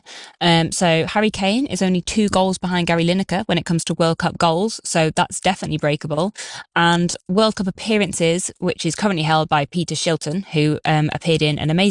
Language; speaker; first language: English; native; English